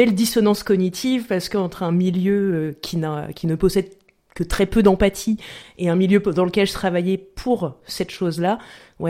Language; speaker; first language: French; native; French